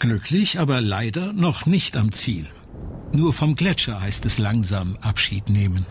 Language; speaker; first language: German; native; German